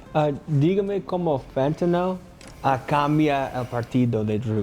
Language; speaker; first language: Spanish; non-native, learner; English